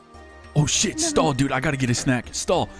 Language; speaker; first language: English; native; English